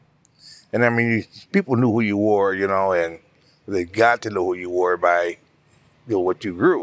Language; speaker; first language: English; native; English